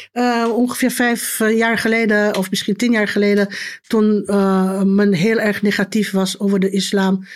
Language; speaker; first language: Dutch; non-native, fluent; Romanian